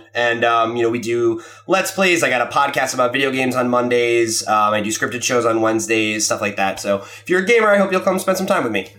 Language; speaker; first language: English; native; English